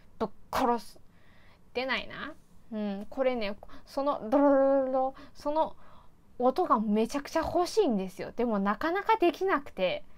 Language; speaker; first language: Japanese; non-native, fluent; Chinese